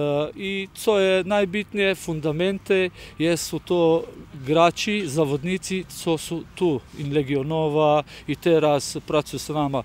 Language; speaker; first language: Polish; non-native, learner; Slovenian